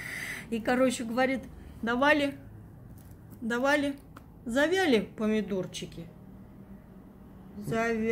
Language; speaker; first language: Russian; native; Russian